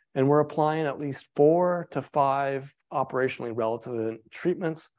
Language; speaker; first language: English; native; English